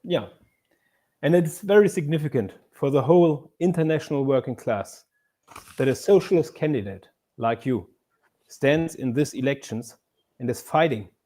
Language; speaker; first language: English; non-native, fluent; German